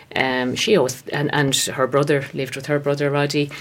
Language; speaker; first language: English; native; English